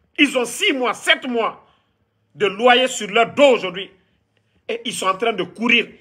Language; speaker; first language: French; non-native, local second language; Mandingo